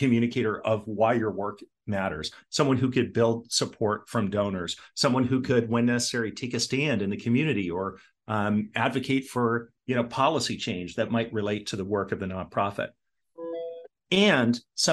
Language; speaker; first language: English; native; English